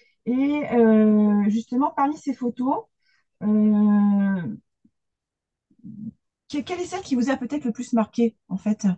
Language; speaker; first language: French; native; French